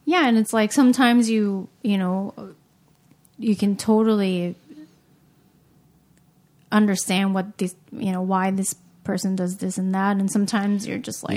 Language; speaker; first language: English; non-native, fluent; Japanese